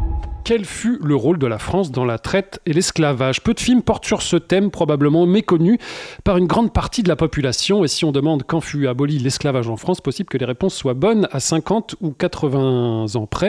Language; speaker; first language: French; native; French